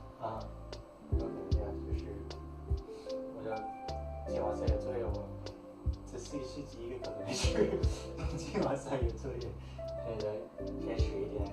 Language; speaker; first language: Chinese; early bilingual, heritage; English